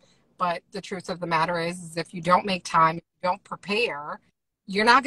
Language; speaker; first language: English; native; English